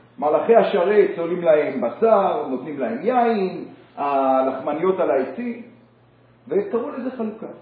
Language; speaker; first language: Hebrew; native; Hebrew